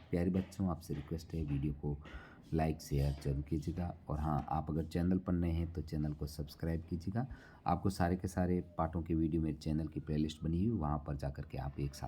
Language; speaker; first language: Hindi; native; Hindi